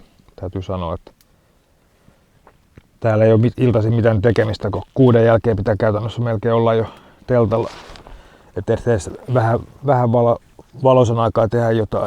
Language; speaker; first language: Finnish; native; Finnish